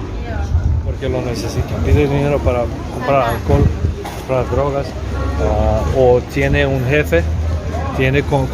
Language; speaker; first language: Spanish; non-native, learner; Macedonian